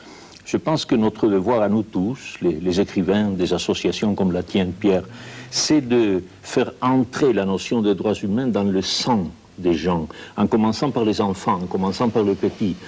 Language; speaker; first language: French; non-native, fluent; Spanish